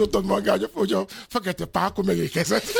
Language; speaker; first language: Hungarian; non-native, fluent; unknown